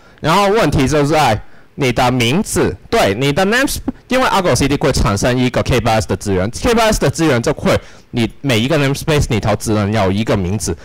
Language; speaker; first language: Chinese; non-native, local second language; Cantonese